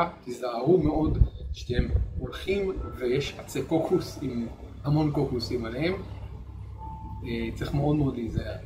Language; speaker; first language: Hebrew; native; Hebrew